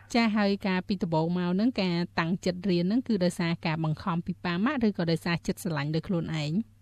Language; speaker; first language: Khmer; native; Khmer